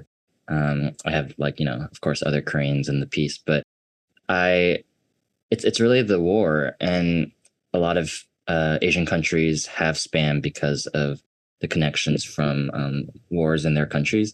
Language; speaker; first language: English; native; English